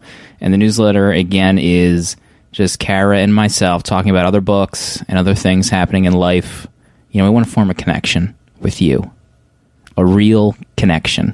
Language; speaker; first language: English; native; English